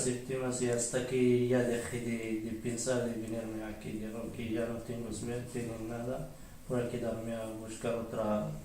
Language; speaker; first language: Spanish; early bilingual, other home language; Arabic